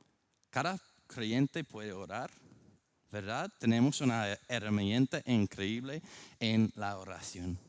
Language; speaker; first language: Spanish; non-native, fluent; English